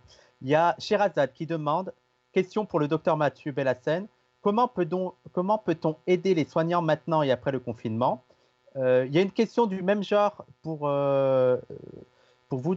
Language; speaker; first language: French; native; French